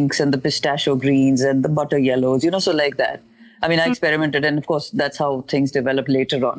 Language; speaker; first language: English; non-native, local second language; Hindi